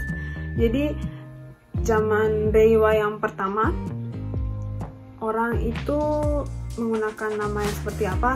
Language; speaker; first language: Indonesian; non-native, fluent; Japanese